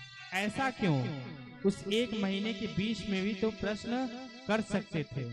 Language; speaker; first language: Hindi; native; Hindi